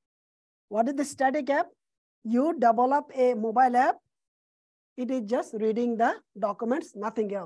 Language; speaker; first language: English; non-native, fluent; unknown